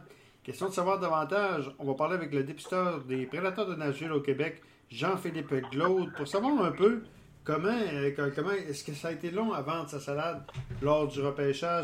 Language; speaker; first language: French; native; French